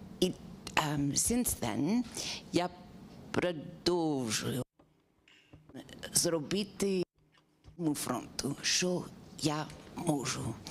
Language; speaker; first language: Ukrainian; non-native, learner; English